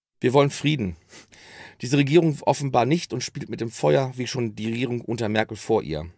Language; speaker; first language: German; native; German